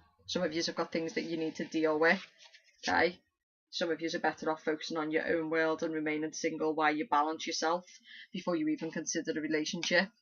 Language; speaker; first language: English; native; English